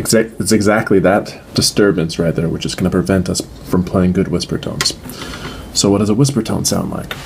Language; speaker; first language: English; native; English